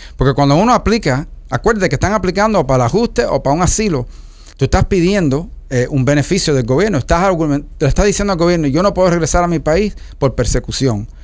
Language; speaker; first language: Spanish; early bilingual, heritage; Spanish